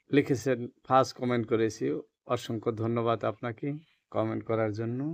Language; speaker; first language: Bangla; non-native, local second language; Assamese